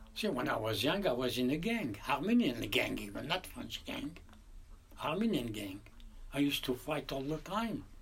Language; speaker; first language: English; non-native, learner; Armenian